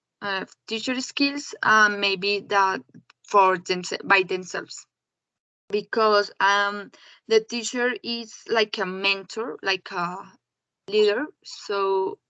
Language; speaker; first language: English; non-native, learner; Spanish